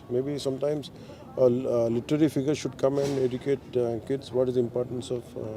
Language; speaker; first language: English; non-native, local second language; Telugu